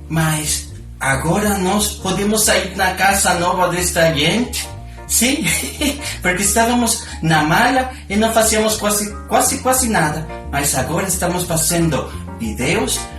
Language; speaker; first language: Portuguese; non-native, learner; Spanish